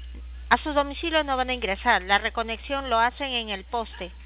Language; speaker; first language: Spanish; native; Spanish